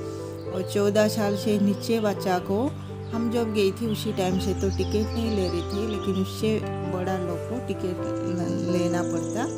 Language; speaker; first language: Hindi; non-native, local second language; Odia